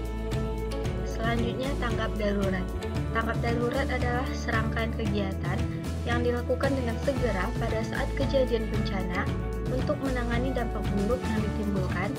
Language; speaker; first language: Indonesian; native; Indonesian